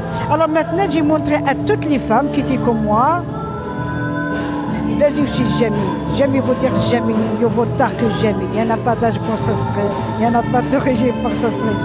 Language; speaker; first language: French; non-native, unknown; Arabic